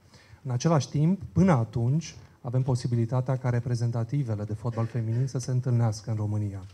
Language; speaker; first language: Romanian; native; Romanian